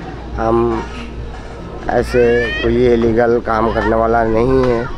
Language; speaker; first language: Hindi; non-native, fluent; Rohingya